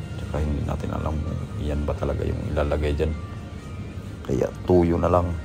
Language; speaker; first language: Filipino; non-native, local second language; Cebuano